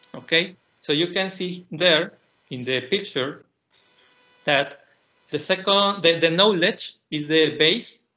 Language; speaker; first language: English; non-native, fluent; Spanish